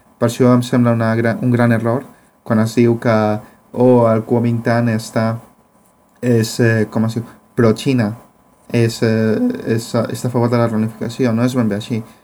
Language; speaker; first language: Catalan; non-native, fluent; Spanish